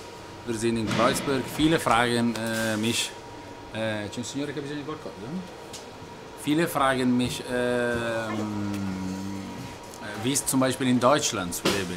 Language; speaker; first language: German; non-native, fluent; Italian